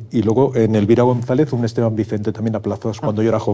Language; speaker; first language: Spanish; native; Spanish